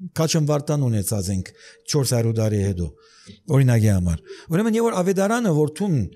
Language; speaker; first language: Armenian; early bilingual, heritage; Armenian